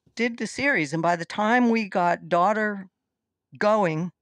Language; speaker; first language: English; native; English